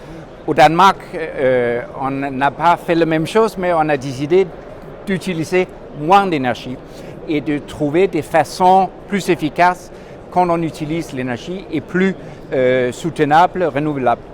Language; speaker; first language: French; non-native, fluent; Danish